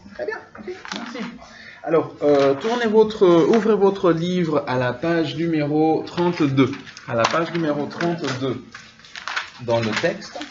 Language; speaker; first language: French; non-native, fluent; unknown